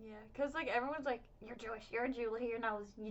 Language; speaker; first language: English; native; English